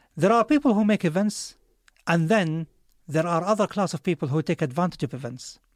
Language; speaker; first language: English; non-native, fluent; Arabic